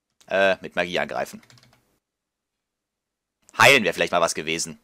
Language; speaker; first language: German; native; German